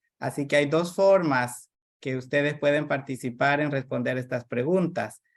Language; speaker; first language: Spanish; native; Spanish